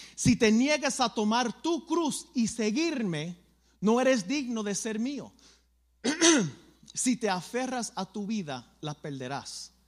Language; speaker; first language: Spanish; early bilingual, other home language; English